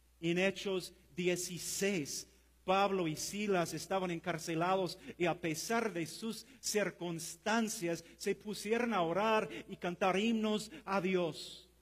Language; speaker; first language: Spanish; non-native, fluent; English